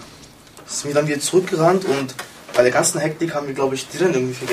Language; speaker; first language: German; early bilingual, other home language; Kurdish